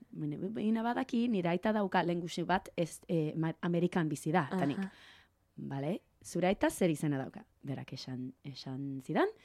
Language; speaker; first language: Basque; non-native, learner; English